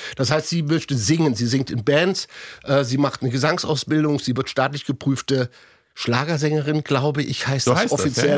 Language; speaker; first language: German; native; German